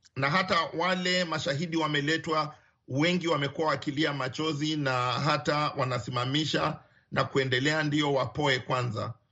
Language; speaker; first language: Swahili; non-native, local second language; Luyia